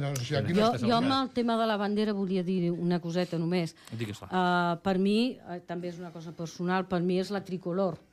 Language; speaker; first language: Catalan; non-native, local second language; Spanish